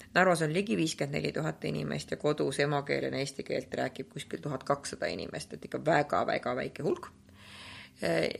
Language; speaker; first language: Estonian; native; Estonian